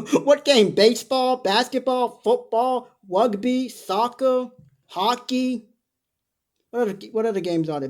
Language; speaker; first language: English; native; English